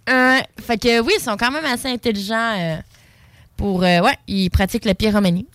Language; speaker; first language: French; native; French